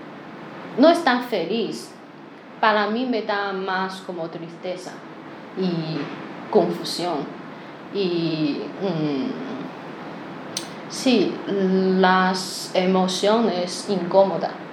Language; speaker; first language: Spanish; non-native, learner; Chinese